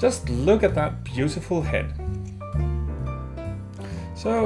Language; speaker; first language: English; non-native, fluent; Danish